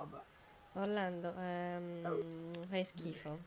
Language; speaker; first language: Italian; native; Italian